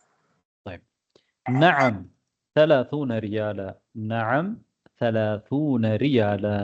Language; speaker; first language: Arabic; non-native, fluent; Tamil